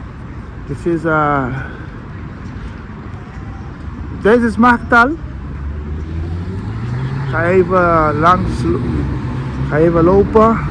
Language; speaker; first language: Dutch; non-native, learner; Portuguese